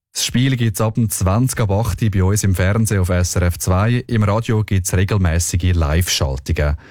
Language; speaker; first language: German; native; German